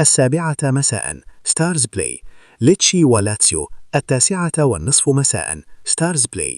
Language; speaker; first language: Arabic; native; Arabic